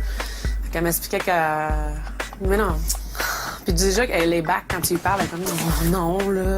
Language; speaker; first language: French; native; French